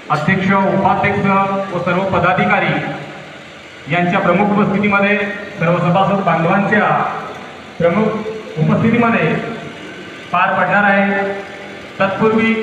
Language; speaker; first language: Marathi; native; Marathi